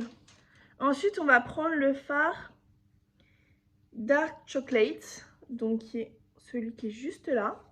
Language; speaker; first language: French; native; French